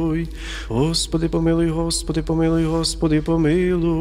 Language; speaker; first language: Ukrainian; native; Ukrainian